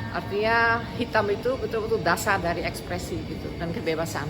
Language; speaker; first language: Indonesian; non-native, fluent; Dutch